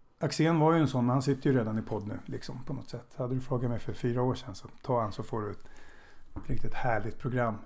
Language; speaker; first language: Swedish; native; Swedish